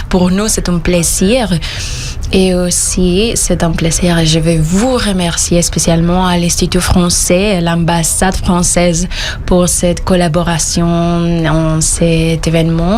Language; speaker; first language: French; non-native, fluent; Spanish